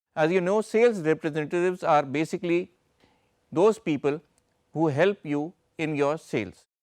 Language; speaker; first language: English; non-native, local second language; Urdu